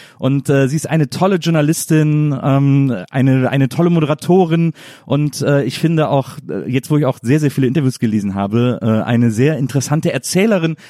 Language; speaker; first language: German; native; German